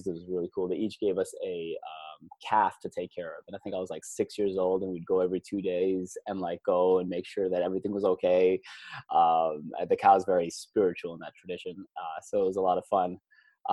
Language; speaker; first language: English; native; English